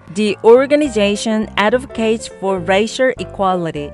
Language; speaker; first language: English; non-native, fluent; Korean